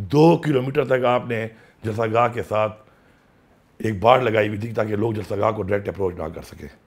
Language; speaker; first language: Urdu; non-native, local second language; Pashto